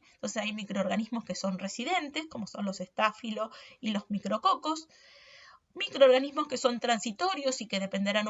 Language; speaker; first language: Spanish; native; Spanish